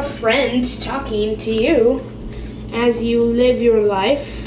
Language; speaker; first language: English; non-native, fluent; Kabuverdianu